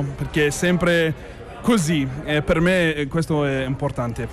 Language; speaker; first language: Italian; non-native, fluent; English